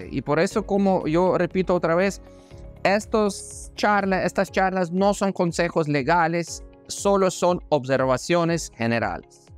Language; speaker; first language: Spanish; non-native, fluent; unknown